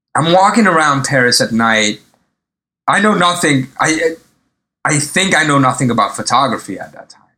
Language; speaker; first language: English; early bilingual, other home language; Arabic